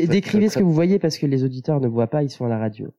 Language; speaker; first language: French; native; French